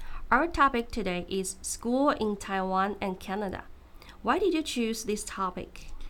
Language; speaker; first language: English; non-native, fluent; Chinese